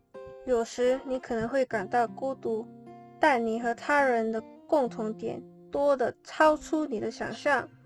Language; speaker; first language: Chinese; non-native, learner; English